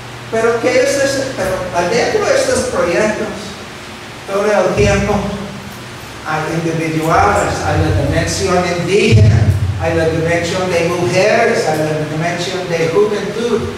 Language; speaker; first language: Spanish; non-native, fluent; English